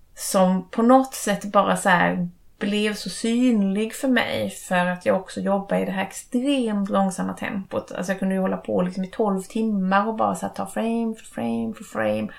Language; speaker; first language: Swedish; native; Swedish